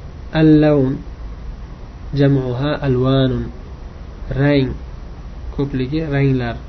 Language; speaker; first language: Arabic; non-native, fluent; Uzbek